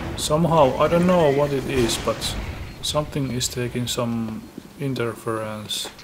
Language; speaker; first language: English; non-native, fluent; Finnish